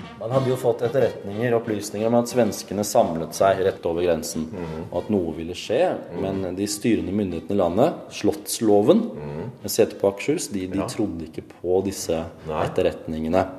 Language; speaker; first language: Norwegian; native; Norwegian